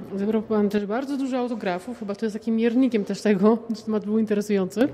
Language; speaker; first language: Polish; native; Polish